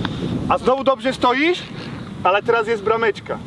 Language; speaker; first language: Polish; native; Polish